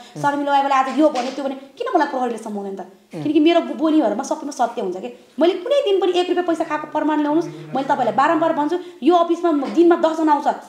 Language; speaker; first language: Nepali; non-native, local second language; Eastern Tamang